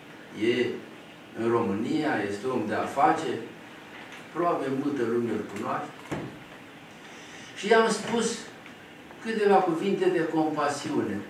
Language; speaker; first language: Romanian; native; Romanian